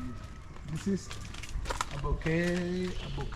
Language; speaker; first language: English; non-native, learner; Spanish